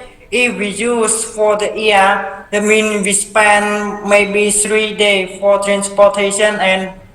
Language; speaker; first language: English; non-native, learner; Khmer